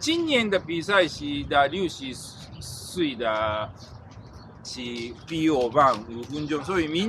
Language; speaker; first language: Chinese; non-native, learner; Japanese